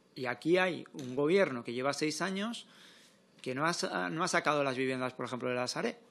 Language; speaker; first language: Spanish; native; Spanish